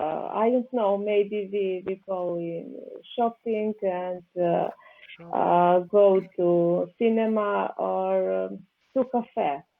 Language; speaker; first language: English; non-native, learner; Serbian